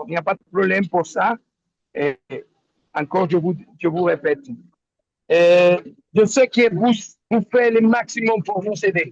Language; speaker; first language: French; non-native, learner; Spanish